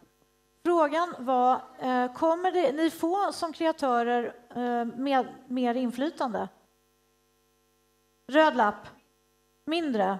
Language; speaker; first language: Swedish; native; Swedish